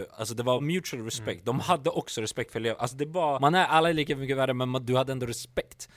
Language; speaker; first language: Swedish; early bilingual, other home language; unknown